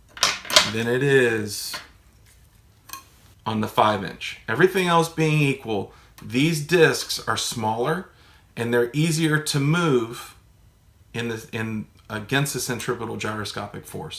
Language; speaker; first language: English; native; English